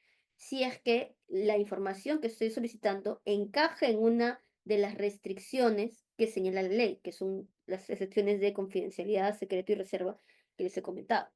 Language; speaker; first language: Spanish; native; Spanish